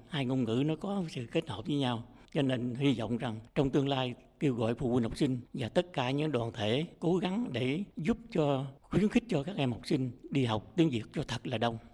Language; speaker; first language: Vietnamese; native; Vietnamese